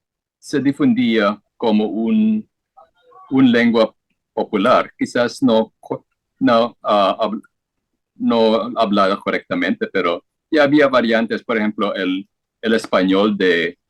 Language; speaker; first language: Spanish; non-native, fluent; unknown